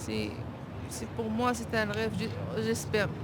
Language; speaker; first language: French; non-native, learner; Arabic